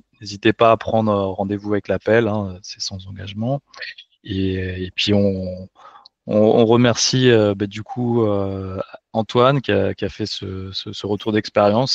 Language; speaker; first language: French; native; French